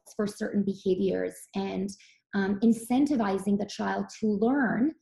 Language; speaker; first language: English; early bilingual, other home language; Serbian